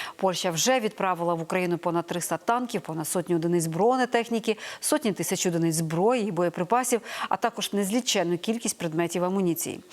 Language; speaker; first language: Ukrainian; native; Ukrainian